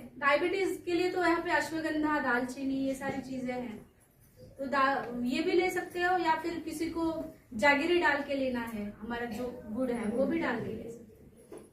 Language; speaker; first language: Hindi; non-native, local second language; Marathi